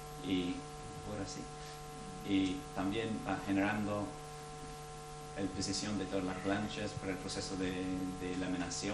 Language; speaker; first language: Spanish; non-native, fluent; English